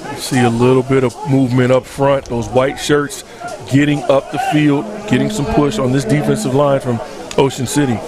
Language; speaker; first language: English; native; English